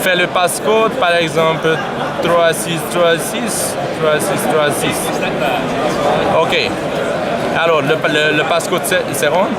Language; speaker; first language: French; non-native, learner; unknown